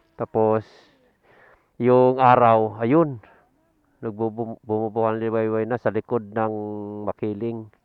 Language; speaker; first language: Filipino; native; Filipino